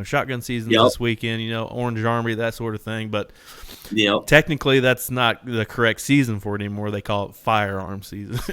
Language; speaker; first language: English; native; English